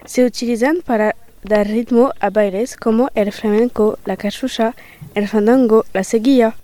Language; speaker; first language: Spanish; non-native, learner; French